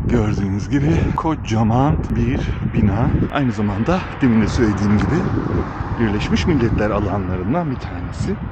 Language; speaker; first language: Turkish; early bilingual, heritage; Turkish